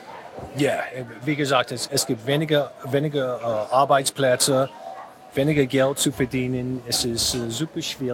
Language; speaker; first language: German; non-native, fluent; English